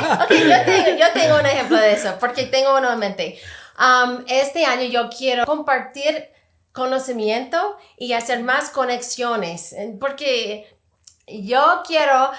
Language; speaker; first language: Spanish; non-native, fluent; English